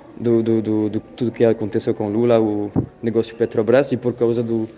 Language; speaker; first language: Portuguese; non-native, fluent; French